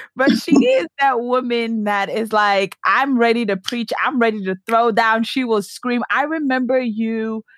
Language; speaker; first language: English; early bilingual, other home language; Yoruba